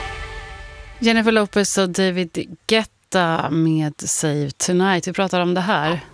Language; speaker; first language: Swedish; native; Swedish